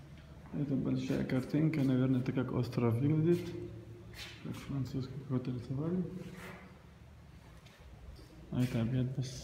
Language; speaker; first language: Russian; non-native, learner; Arabic